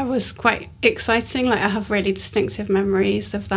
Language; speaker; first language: English; native; English